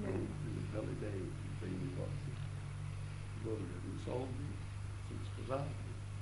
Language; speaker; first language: Italian; early bilingual, heritage; Italian